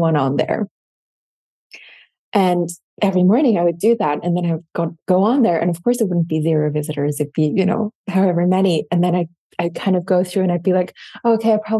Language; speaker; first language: English; non-native, fluent; German